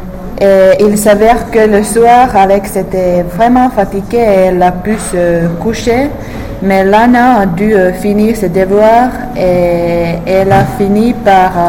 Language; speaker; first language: French; non-native, learner; English